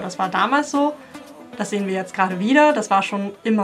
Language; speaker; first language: German; native; German